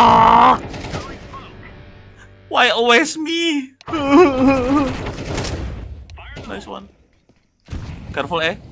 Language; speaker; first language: English; non-native, learner; Sundanese